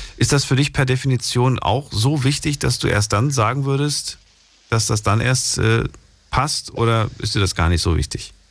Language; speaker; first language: German; native; German